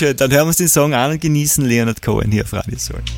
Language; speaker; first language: German; native; German